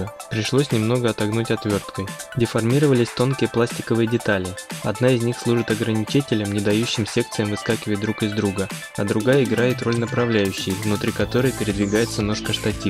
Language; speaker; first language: Russian; native; Russian